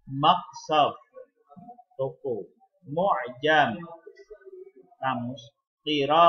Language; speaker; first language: Arabic; non-native, fluent; Indonesian